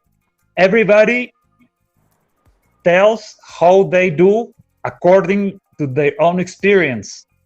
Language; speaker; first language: English; non-native, fluent; Spanish